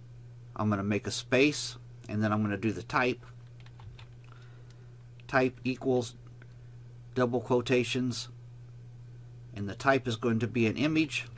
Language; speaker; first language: English; native; English